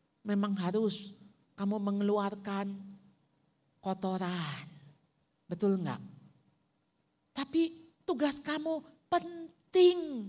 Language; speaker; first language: Indonesian; native; Indonesian